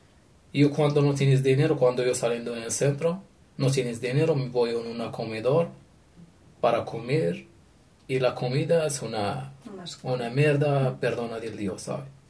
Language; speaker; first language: Spanish; non-native, learner; Arabic